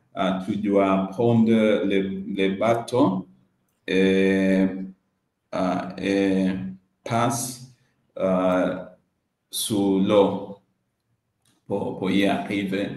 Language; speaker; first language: French; non-native, learner; Swahili